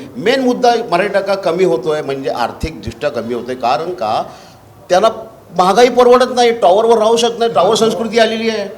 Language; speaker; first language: Marathi; native; Marathi